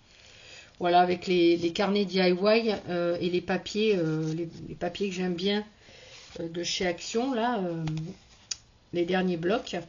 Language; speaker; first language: French; native; French